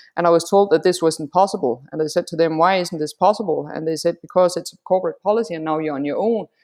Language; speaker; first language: English; non-native, fluent; Danish